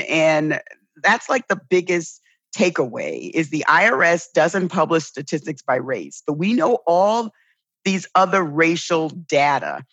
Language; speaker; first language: English; native; English